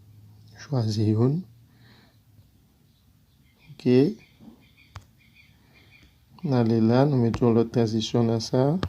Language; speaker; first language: French; non-native, learner; Haitian Creole